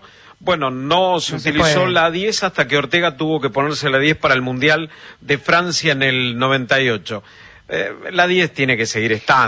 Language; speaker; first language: Spanish; native; Spanish